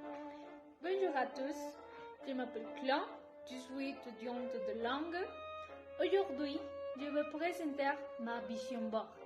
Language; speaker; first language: French; non-native, learner; Spanish